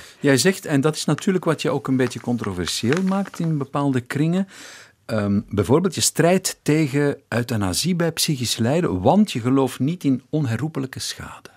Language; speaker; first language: Dutch; native; Dutch